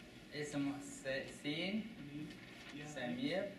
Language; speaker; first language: Arabic; non-native, learner; Chinese